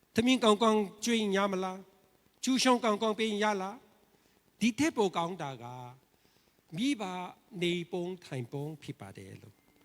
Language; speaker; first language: Burmese; non-native, learner; Korean